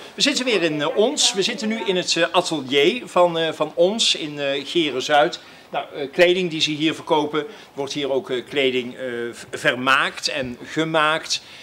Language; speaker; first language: Dutch; native; Dutch